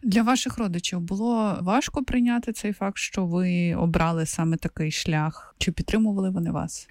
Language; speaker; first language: Ukrainian; native; Ukrainian